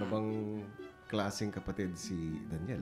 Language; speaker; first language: Filipino; native; Filipino